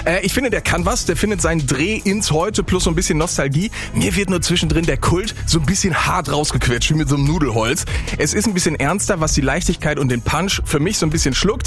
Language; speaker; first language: German; native; German